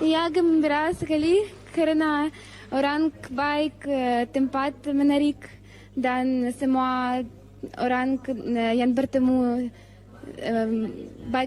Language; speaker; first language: Indonesian; non-native, learner; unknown